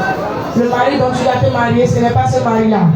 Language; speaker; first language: French; non-native, local second language; Ewe